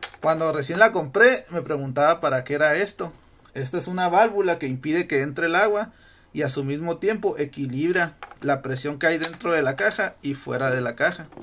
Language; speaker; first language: Spanish; native; Spanish